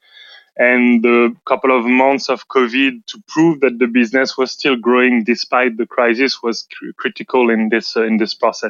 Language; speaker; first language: English; non-native, fluent; French